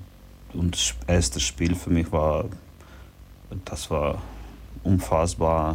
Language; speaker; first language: German; non-native, learner; Ukrainian